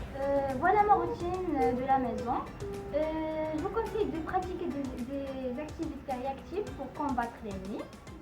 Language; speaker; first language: French; non-native, local second language; Arabic